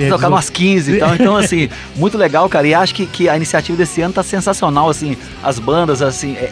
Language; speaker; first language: Portuguese; native; Portuguese